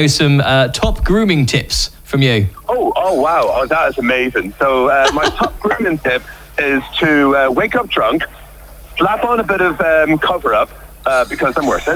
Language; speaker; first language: English; native; English